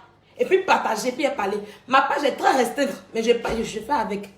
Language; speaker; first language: French; native; French